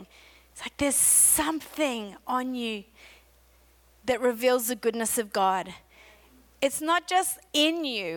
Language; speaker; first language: English; native; English